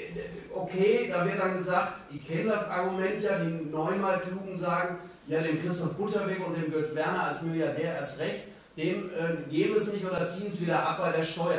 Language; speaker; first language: German; native; German